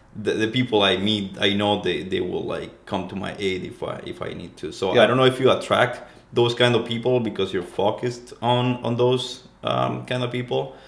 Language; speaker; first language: English; non-native, fluent; Spanish